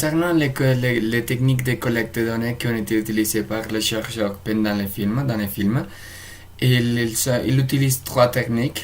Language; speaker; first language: French; non-native, fluent; Spanish